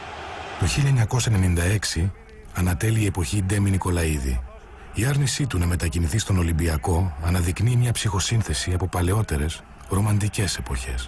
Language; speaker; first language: Greek; native; Greek